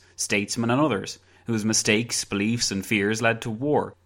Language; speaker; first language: English; native; English